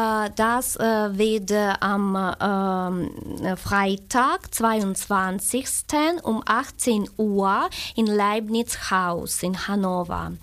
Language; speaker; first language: German; non-native, fluent; Ukrainian